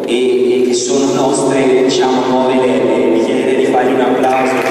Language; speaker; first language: Italian; native; Italian